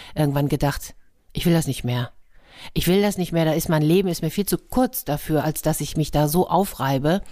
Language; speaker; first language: German; native; German